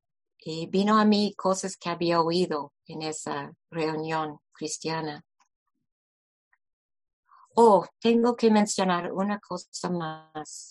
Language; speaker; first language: Spanish; non-native, fluent; English